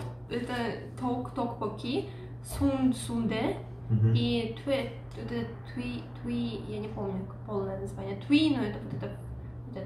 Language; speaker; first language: Russian; native; Russian